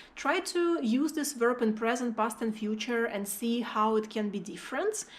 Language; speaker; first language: English; non-native, fluent; Russian